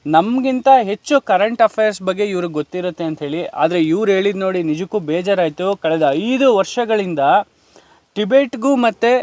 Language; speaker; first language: Kannada; native; Kannada